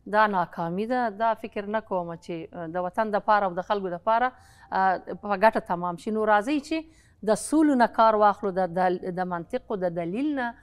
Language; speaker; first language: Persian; non-native, local second language; Pashto